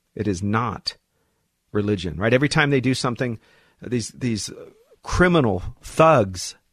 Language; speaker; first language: English; early bilingual, other home language; Arabic